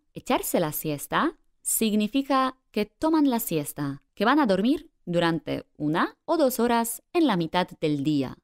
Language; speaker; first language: Spanish; non-native, fluent; Polish